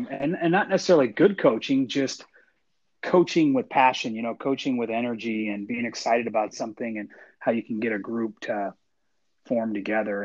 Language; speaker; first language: English; native; English